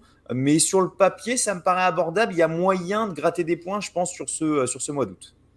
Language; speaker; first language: French; native; French